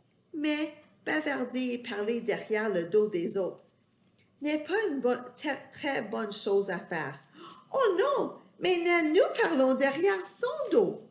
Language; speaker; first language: French; non-native, fluent; English